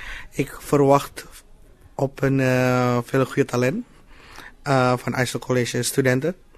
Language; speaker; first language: Dutch; non-native, learner; Indonesian